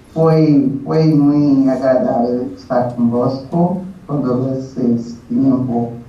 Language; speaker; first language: Spanish; non-native, learner; Portuguese